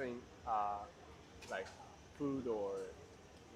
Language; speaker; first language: English; non-native, learner; Japanese